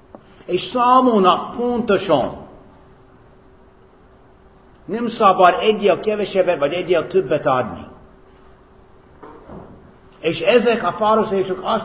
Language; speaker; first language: Hungarian; non-native, fluent; English